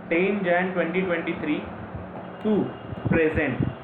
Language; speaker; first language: Hindi; non-native, local second language; Marathi